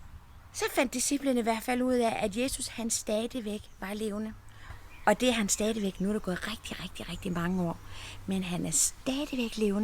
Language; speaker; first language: Danish; native; Danish